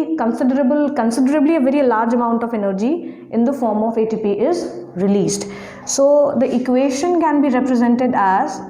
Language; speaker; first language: English; non-native, local second language; Hindi